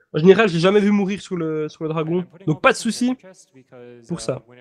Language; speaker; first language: French; native; French